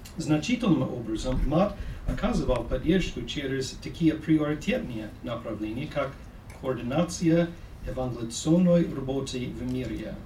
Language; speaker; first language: Russian; non-native, fluent; English